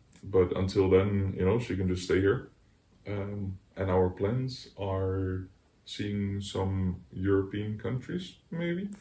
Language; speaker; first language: English; non-native, fluent; Dutch